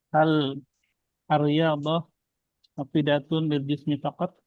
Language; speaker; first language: Arabic; non-native, fluent; Indonesian